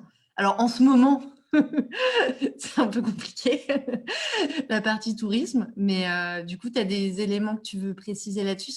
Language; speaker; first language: French; native; French